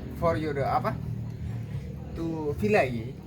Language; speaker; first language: English; non-native, learner; Indonesian